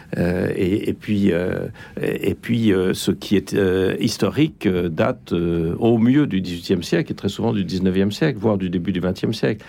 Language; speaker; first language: French; native; French